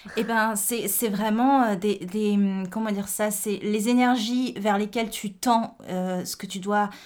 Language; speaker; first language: French; native; French